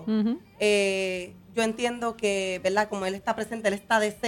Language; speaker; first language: Spanish; native; Spanish